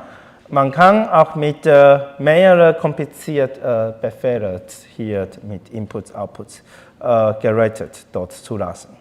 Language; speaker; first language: German; non-native, learner; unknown